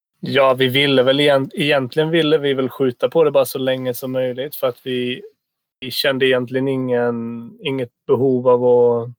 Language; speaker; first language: Swedish; native; Swedish